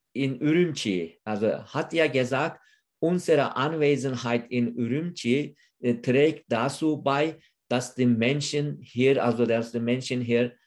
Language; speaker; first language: German; non-native, fluent; Uyghur